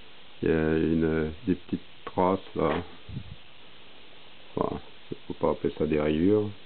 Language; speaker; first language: French; native; French